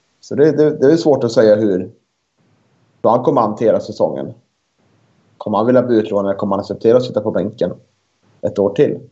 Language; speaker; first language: Swedish; native; Swedish